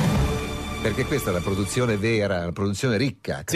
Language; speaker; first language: Italian; native; Italian